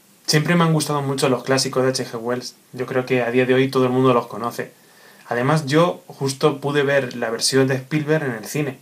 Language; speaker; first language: Spanish; native; Spanish